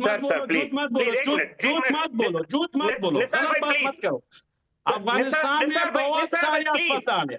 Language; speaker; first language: Hindi; non-native, fluent; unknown